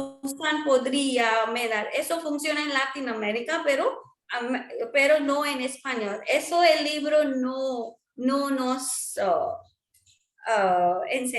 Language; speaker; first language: Spanish; non-native, fluent; Marwari